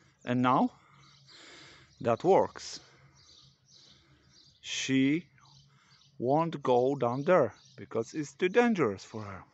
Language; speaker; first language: English; non-native, learner; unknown